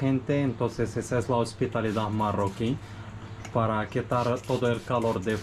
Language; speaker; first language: Spanish; non-native, fluent; Arabic